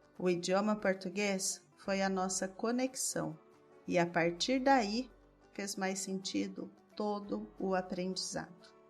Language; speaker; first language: Portuguese; native; Portuguese